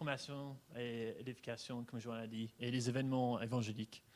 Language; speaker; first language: French; non-native, fluent; English